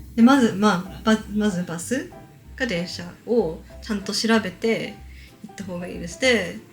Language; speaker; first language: Japanese; early bilingual, heritage; Japanese